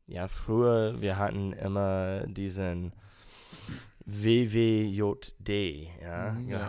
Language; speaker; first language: German; non-native, fluent; English